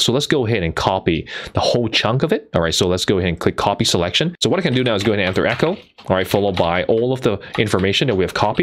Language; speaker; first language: English; non-native, fluent; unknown